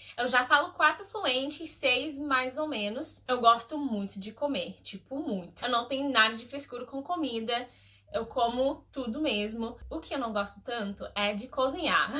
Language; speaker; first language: Portuguese; early bilingual, heritage; Portuguese